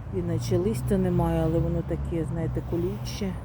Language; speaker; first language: Ukrainian; non-native, local second language; Russian